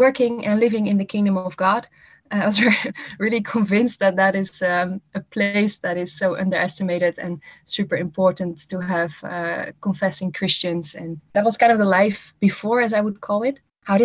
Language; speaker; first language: English; non-native, fluent; Dutch